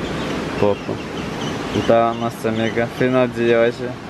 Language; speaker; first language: Portuguese; non-native, learner; Russian